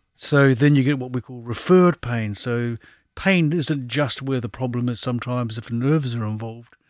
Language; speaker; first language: English; native; English